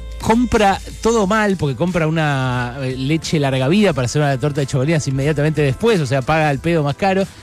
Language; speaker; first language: Spanish; native; Spanish